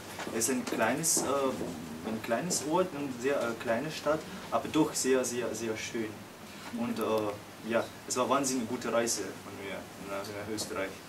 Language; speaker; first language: German; non-native, learner; Russian